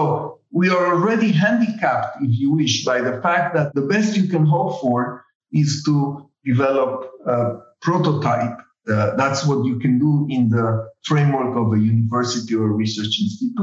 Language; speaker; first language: English; non-native, fluent; Spanish